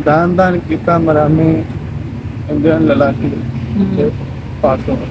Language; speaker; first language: Filipino; non-native, learner; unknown